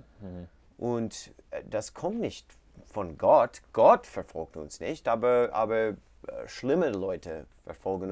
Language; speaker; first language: German; non-native, learner; English